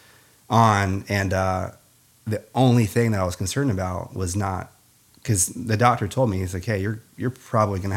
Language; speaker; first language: English; native; English